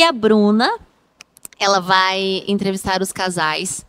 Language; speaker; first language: Portuguese; native; Portuguese